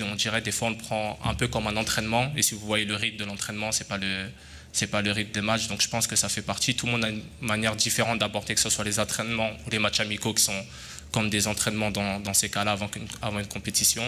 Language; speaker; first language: French; native; French